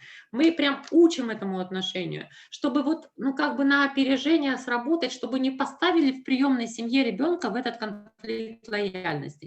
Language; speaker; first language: Russian; native; Russian